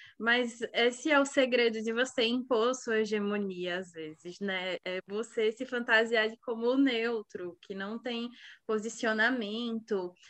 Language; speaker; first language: Portuguese; native; Portuguese